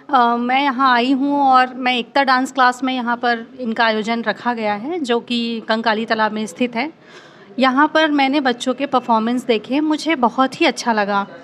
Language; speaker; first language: Hindi; native; Hindi